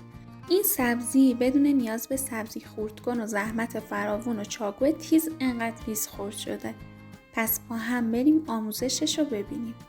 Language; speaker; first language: Persian; native; Persian